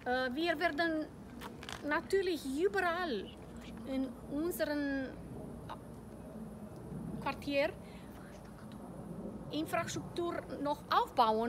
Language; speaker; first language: German; non-native, fluent; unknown